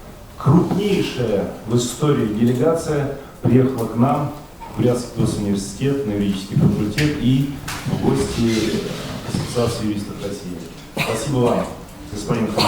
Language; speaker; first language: Russian; native; Russian